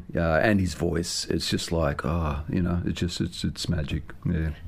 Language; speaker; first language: English; native; English